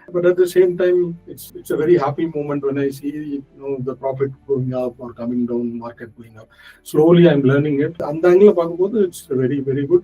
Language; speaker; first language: English; non-native, local second language; Tamil